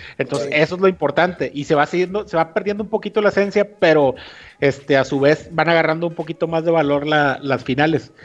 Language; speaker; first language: Spanish; native; Spanish